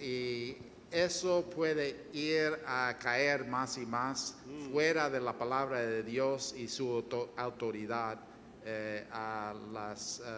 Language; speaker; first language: Spanish; non-native, fluent; English